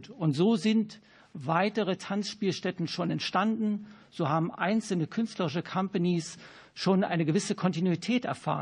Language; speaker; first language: German; native; German